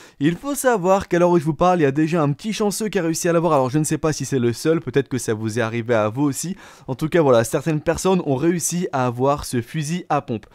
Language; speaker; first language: French; native; French